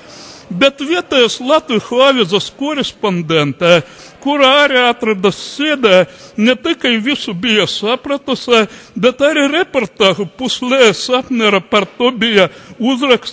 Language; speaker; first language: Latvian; non-native, local second language; Russian